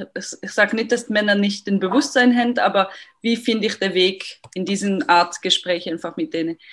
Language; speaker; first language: German; non-native, fluent; French